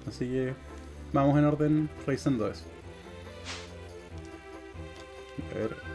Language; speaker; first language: Spanish; native; Spanish